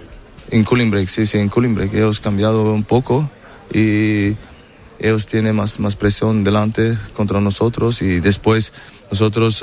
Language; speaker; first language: Spanish; non-native, learner; German